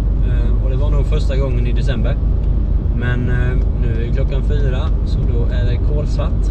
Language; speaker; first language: Swedish; native; Swedish